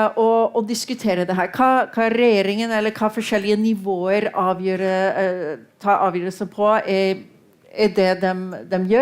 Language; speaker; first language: Norwegian; non-native, fluent; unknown